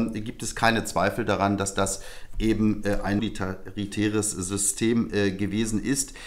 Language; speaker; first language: German; native; German